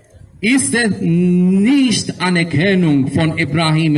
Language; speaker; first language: German; non-native, learner; Persian